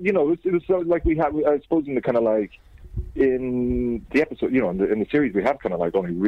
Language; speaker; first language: English; native; English